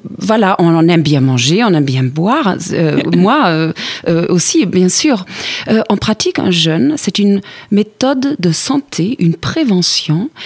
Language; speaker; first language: French; non-native, fluent; German